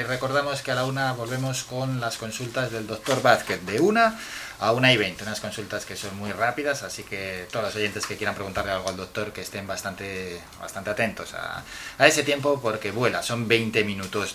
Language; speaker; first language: Spanish; native; Spanish